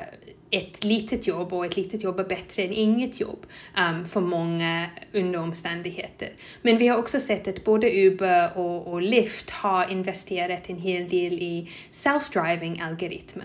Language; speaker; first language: Swedish; non-native, fluent; English